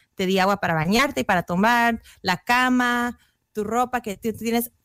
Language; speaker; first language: Spanish; early bilingual, heritage; Spanish